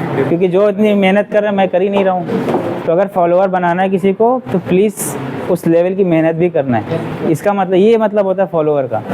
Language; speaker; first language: Hindi; native; Hindi